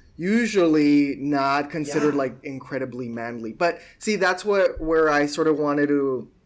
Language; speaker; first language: English; native; English